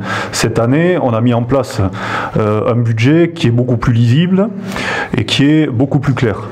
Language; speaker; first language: French; native; French